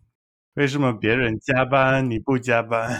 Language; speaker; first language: Chinese; non-native, learner; English